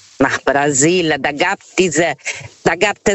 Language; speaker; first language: German; non-native, fluent; Portuguese